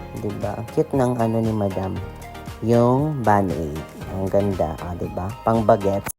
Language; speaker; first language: Filipino; non-native, local second language; Cebuano